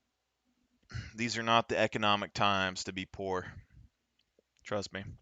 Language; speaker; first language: English; native; English